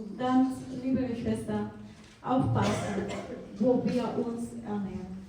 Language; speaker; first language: German; non-native, fluent; Portuguese